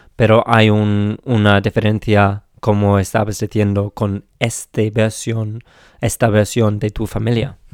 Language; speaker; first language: Spanish; non-native, fluent; English